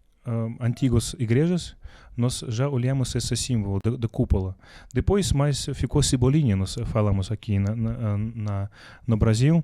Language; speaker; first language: Portuguese; non-native, learner; Russian